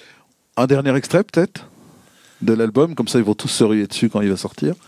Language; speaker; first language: French; native; French